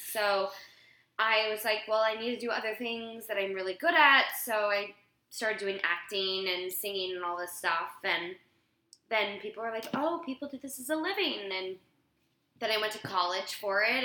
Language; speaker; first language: English; native; English